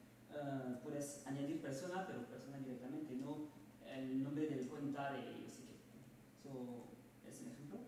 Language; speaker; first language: Spanish; non-native, fluent; French